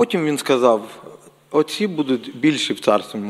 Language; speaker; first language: Czech; non-native, learner; Ukrainian